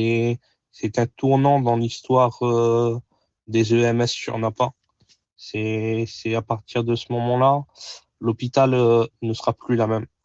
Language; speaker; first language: French; native; French